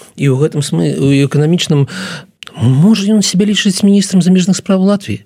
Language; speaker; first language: Belarusian; non-native, local second language; Russian